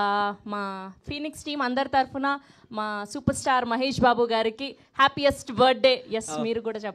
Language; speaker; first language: Telugu; native; Telugu